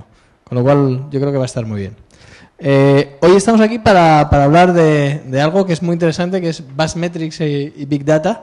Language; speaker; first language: Spanish; native; Spanish